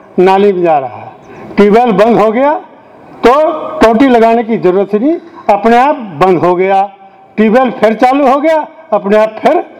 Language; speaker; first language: Hindi; native; Hindi